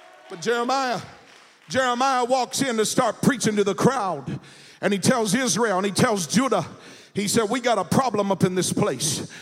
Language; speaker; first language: English; native; English